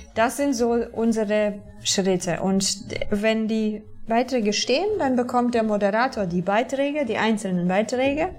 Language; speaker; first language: German; non-native, fluent; Polish